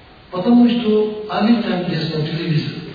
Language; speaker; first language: Russian; non-native, learner; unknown